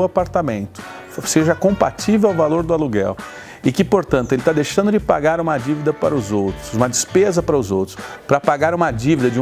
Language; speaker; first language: Portuguese; native; Portuguese